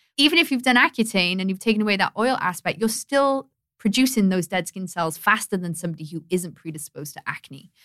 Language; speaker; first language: English; native; English